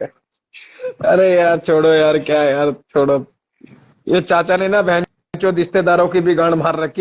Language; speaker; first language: Hindi; native; Hindi